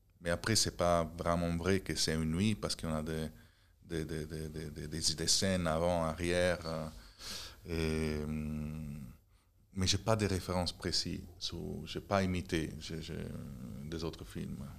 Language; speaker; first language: French; non-native, fluent; Italian